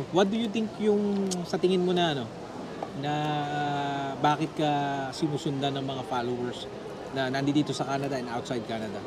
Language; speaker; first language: Filipino; non-native, local second language; Pampanga